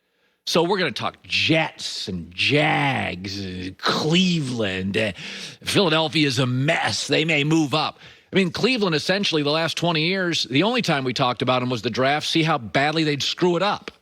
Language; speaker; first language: English; native; English